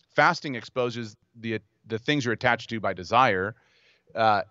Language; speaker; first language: English; native; English